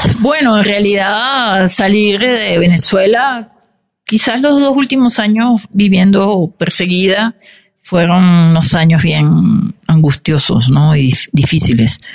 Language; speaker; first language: Spanish; native; Spanish